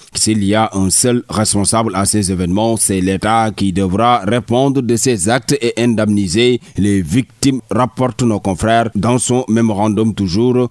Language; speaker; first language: French; non-native, local second language; Wolof